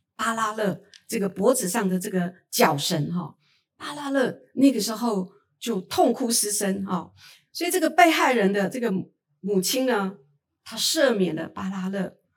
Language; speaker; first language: Chinese; native; Chinese